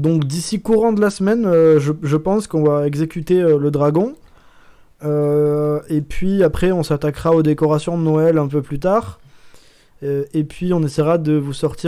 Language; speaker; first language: French; native; French